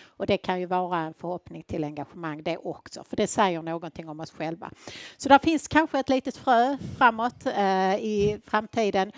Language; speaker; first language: Swedish; native; Swedish